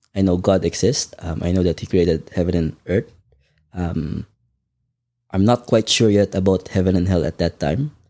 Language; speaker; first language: English; non-native, local second language; Filipino